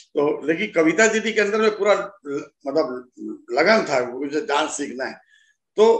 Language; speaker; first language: Hindi; native; Hindi